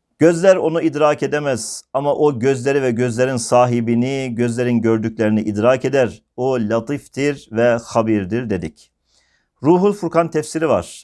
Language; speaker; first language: Turkish; native; Turkish